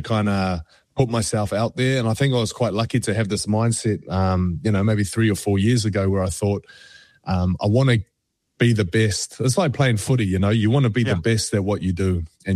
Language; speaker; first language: English; native; English